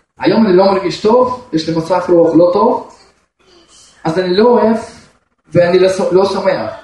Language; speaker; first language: Hebrew; non-native, fluent; Russian